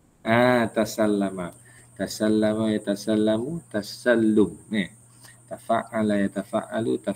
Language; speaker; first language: Arabic; non-native, fluent; Malay